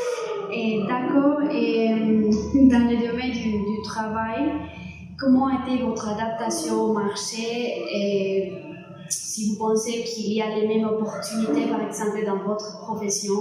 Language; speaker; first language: French; non-native, learner; Spanish